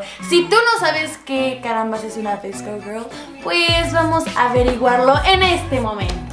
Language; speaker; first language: Spanish; native; Spanish